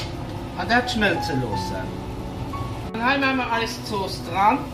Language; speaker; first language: German; non-native, learner; Dutch